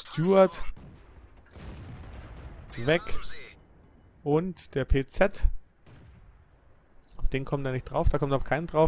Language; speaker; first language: German; native; German